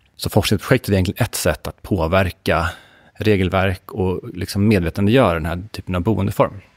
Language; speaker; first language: Swedish; native; Swedish